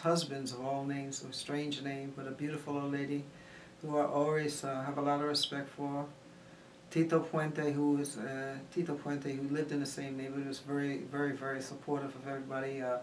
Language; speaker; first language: English; early bilingual, other home language; Spanish